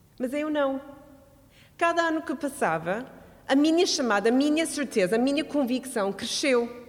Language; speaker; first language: Portuguese; non-native, fluent; English